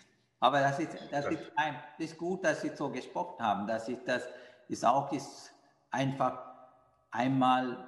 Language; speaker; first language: German; non-native, fluent; Sinhala